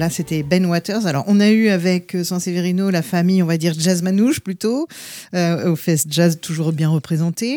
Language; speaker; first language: French; native; French